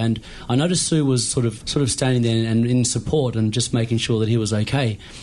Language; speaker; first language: English; native; English